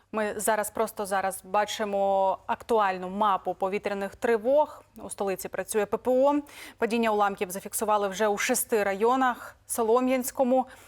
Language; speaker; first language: Ukrainian; native; Ukrainian